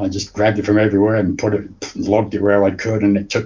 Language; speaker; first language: English; native; English